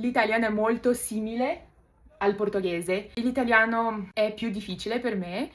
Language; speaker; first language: Italian; non-native, learner; Portuguese